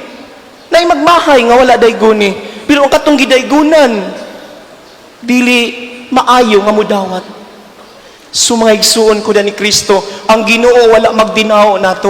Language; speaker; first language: Cebuano; native; Cebuano